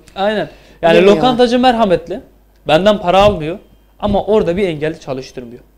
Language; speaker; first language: Turkish; native; Turkish